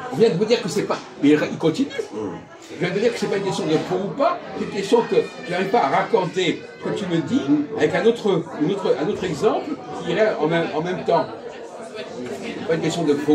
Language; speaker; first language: French; native; French